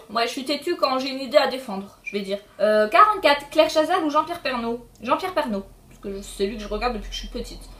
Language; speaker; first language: French; early bilingual, other home language; Polish